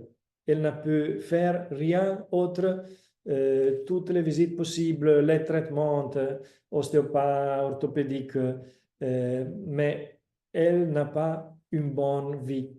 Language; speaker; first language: French; non-native, fluent; Italian